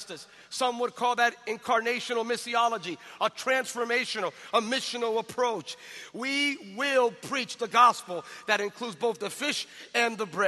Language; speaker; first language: English; native; English